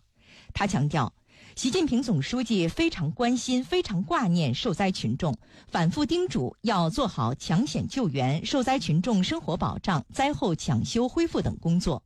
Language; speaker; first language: Chinese; native; Chinese